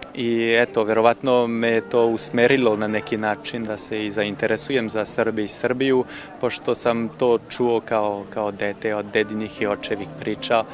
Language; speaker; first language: Serbian; non-native, fluent; French